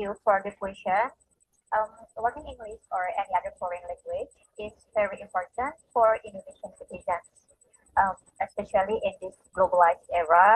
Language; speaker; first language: English; non-native, fluent; Indonesian